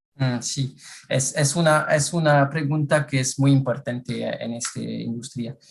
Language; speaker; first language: Spanish; non-native, fluent; French